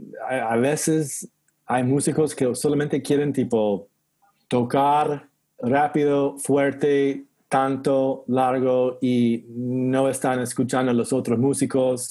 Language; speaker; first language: Spanish; non-native, learner; English